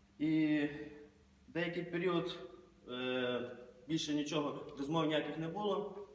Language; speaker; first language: Ukrainian; native; Ukrainian